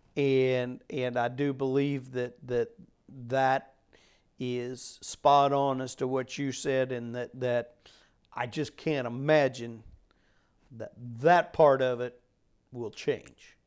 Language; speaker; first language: English; native; English